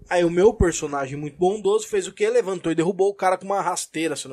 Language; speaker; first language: Portuguese; native; Portuguese